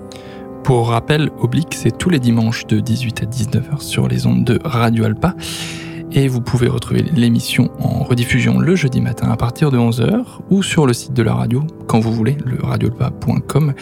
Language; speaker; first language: French; native; French